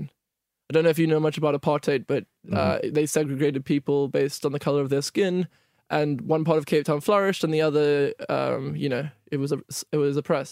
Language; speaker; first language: English; native; English